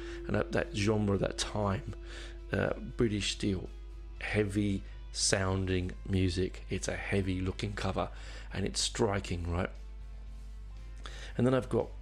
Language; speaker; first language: English; native; English